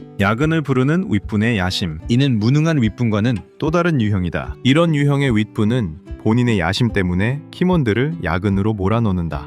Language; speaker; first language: Korean; native; Korean